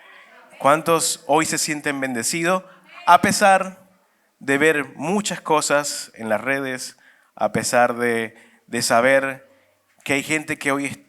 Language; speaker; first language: Spanish; native; Spanish